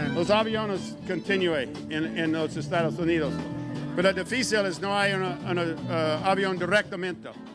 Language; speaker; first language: Spanish; non-native, learner; English